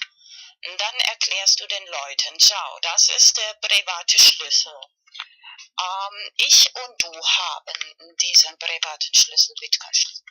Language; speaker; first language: German; non-native, fluent; Spanish